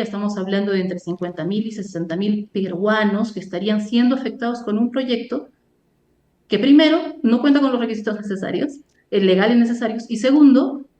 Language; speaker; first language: Spanish; native; Spanish